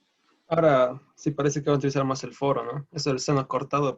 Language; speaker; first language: Spanish; native; Spanish